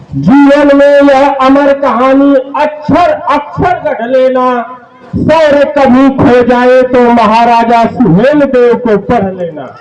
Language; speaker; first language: Hindi; native; Hindi